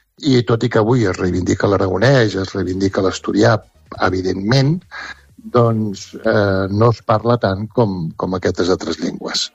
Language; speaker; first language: Catalan; native; Catalan